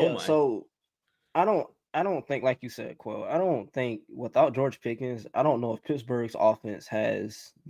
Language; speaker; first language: English; native; English